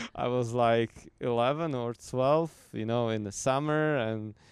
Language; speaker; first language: English; non-native, fluent; Slovak